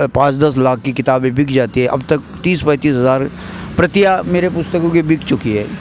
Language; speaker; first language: Hindi; non-native, local second language; Marathi